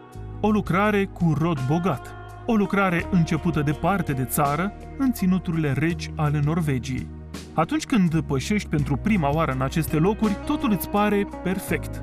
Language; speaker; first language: Romanian; native; Romanian